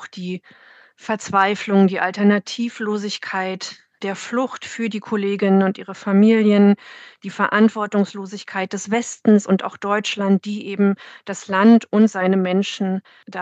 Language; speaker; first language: German; native; German